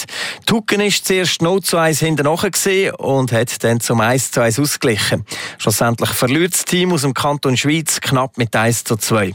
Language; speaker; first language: German; native; German